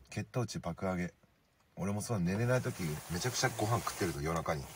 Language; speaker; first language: Japanese; native; Japanese